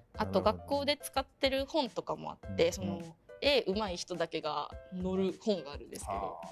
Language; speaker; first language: Japanese; native; Japanese